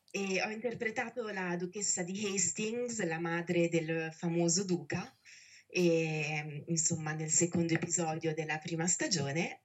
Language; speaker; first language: Italian; native; Italian